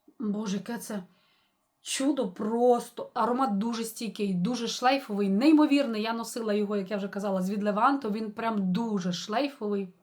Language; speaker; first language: Ukrainian; non-native, local second language; Russian